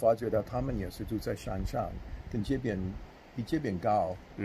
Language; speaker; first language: Chinese; non-native, fluent; English